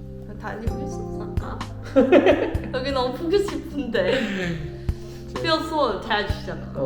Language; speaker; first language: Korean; non-native, fluent; Chinese